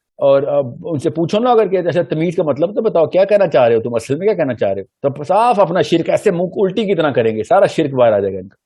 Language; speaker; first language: Urdu; early bilingual, heritage; Urdu